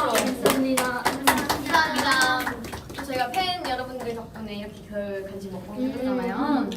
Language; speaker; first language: Korean; non-native, fluent; Japanese